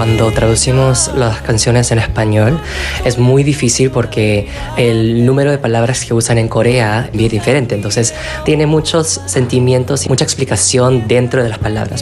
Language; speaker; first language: Spanish; non-native, fluent; Korean